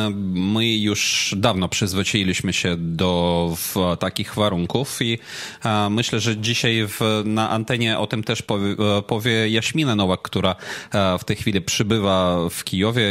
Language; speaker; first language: Polish; non-native, fluent; Ukrainian